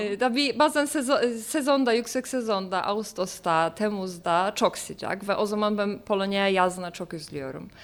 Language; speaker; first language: Turkish; non-native, fluent; Polish